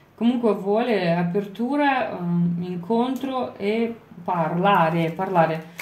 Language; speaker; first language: Italian; non-native, fluent; Lithuanian